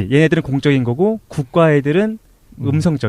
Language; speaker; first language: Korean; native; Korean